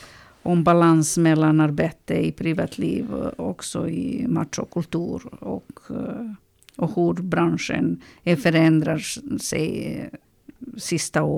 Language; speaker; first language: Swedish; non-native, learner; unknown